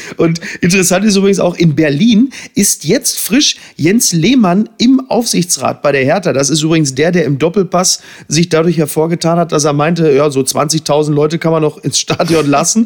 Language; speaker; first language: German; native; German